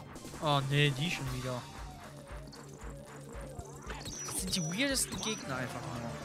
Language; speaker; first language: German; native; German